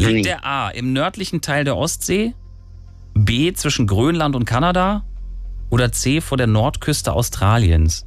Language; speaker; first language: German; native; German